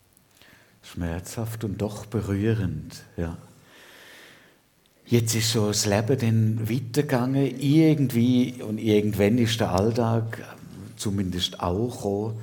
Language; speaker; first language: German; native; German